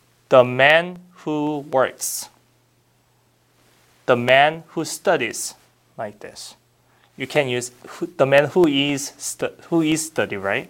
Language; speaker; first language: English; non-native, fluent; Korean